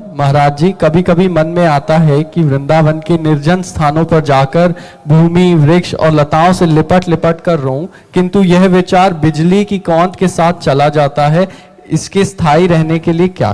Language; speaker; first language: Hindi; native; Hindi